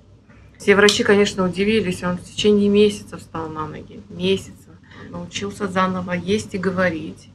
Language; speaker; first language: Russian; native; Russian